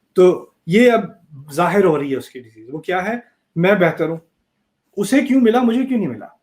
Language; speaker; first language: Urdu; early bilingual, heritage; Urdu